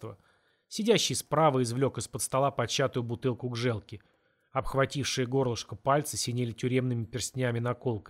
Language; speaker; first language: Russian; native; Russian